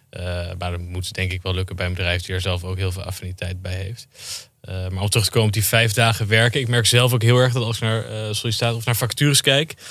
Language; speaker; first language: Dutch; native; Dutch